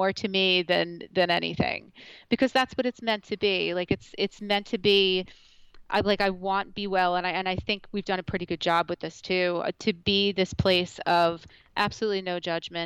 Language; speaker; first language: English; native; English